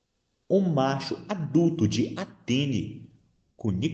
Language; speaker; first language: Portuguese; native; Portuguese